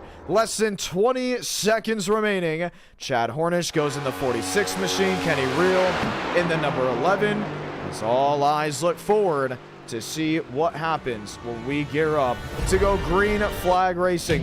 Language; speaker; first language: English; native; English